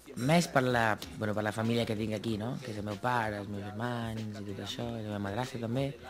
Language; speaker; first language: Catalan; non-native, fluent; Portuguese